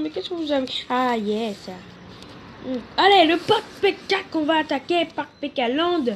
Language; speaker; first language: French; native; French